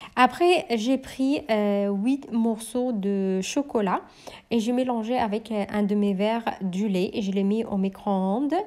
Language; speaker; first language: French; non-native, local second language; Arabic